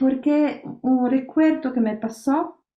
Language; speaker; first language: Spanish; non-native, learner; Italian